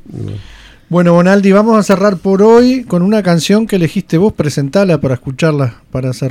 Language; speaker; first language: Spanish; native; Spanish